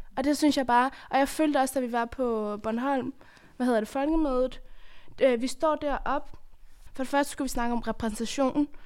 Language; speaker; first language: Danish; early bilingual, other home language; Persian